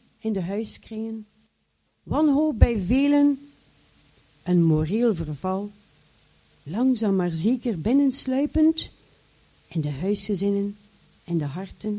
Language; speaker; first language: Dutch; native; Dutch